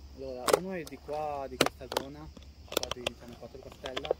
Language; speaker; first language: Italian; non-native, fluent; Urdu